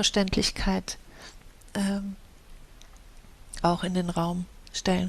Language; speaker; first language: German; native; German